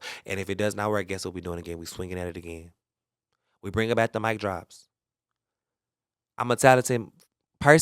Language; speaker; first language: English; native; English